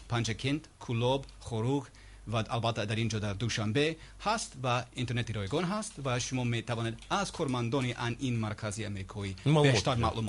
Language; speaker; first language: Persian; non-native, learner; English